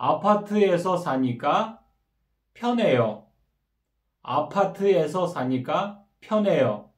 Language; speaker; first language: Korean; non-native, fluent; Kyrgyz